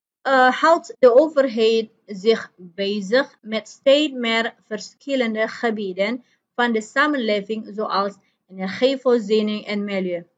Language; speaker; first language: Dutch; non-native, fluent; Indonesian